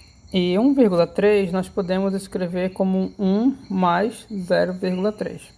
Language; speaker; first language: Portuguese; native; Portuguese